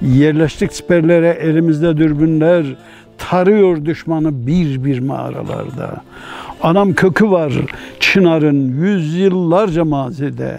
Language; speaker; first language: Turkish; native; Turkish